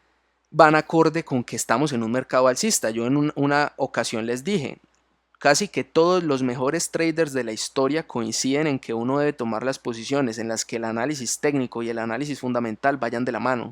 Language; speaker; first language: Spanish; native; Spanish